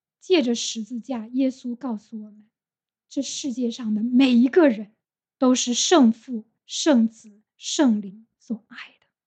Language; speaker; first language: Chinese; native; Chinese